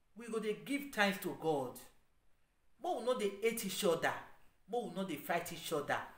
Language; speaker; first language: Nigerian Pidgin; non-native, local second language; Bini